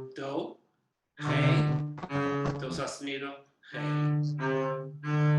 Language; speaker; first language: Portuguese; non-native, learner; English